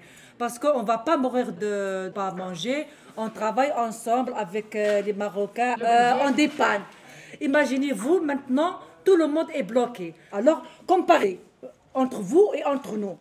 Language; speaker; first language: French; non-native, learner; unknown